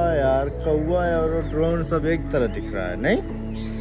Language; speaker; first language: Hindi; native; Hindi